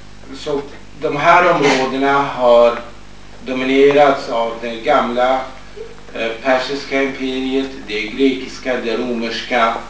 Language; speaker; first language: Swedish; non-native, fluent; Kurdish